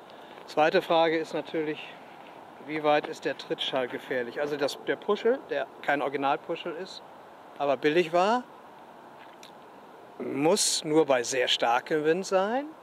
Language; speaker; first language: German; native; German